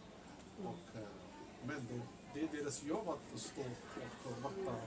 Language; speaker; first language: Swedish; non-native, learner; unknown